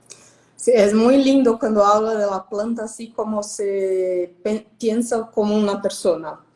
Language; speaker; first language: Spanish; non-native, fluent; Portuguese